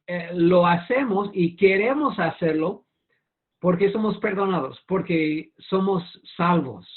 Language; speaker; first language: Spanish; non-native, fluent; English